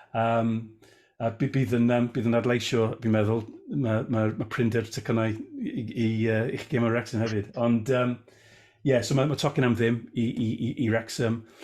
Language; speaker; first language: Welsh; non-native, local second language; English